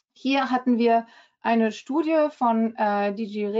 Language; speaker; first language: German; early bilingual, heritage; German